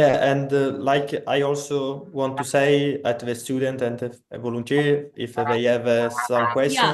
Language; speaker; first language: English; non-native, fluent; Italian